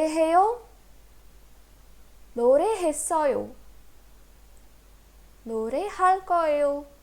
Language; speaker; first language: Korean; non-native, fluent; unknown